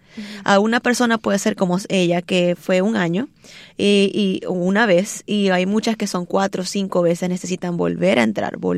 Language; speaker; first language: Spanish; native; Spanish